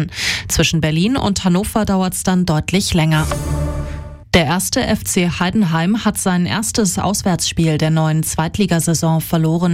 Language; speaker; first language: German; native; German